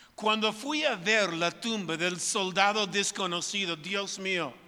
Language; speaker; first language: Spanish; non-native, fluent; English